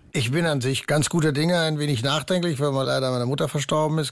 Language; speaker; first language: German; native; German